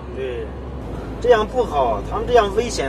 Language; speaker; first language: Chinese; native; Chinese